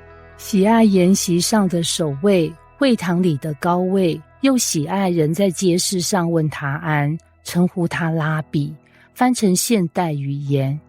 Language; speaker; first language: Chinese; native; Chinese